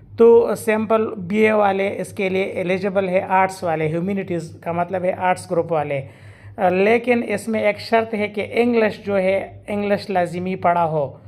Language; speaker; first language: Urdu; non-native, local second language; Pashto